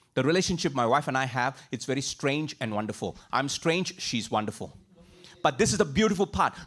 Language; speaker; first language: English; non-native, local second language; Tamil